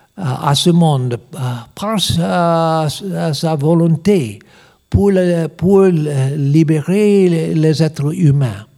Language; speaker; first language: French; non-native, learner; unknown